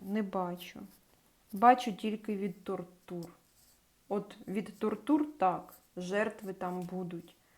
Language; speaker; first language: Ukrainian; non-native, local second language; Russian